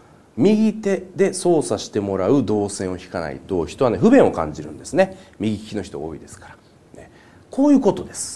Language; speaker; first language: Japanese; native; Japanese